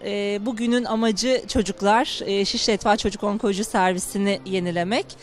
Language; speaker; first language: Turkish; native; Turkish